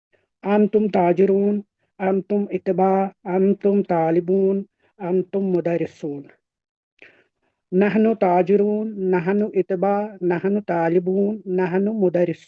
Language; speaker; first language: Arabic; non-native, learner; Urdu